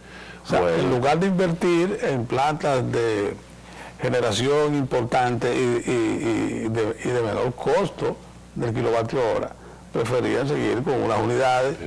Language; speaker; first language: Spanish; native; Spanish